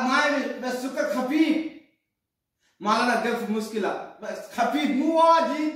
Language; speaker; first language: Arabic; non-native, learner; Hindi